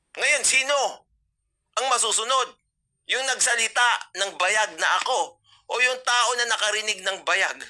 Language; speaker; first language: Filipino; non-native, local second language; Iloko